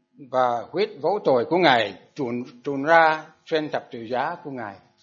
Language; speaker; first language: Vietnamese; non-native, fluent; English